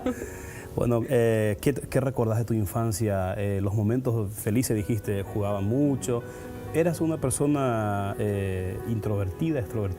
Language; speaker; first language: Spanish; native; Spanish